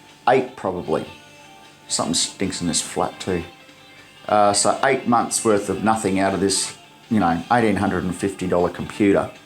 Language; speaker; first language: English; native; English